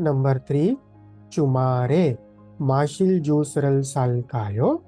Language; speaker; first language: Korean; non-native, fluent; Hindi